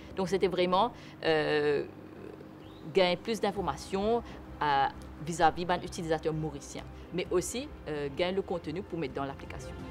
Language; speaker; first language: French; non-native, local second language; Morisyen